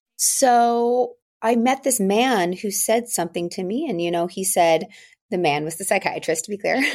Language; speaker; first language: English; native; English